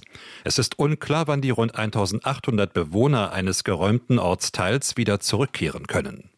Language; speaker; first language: German; native; German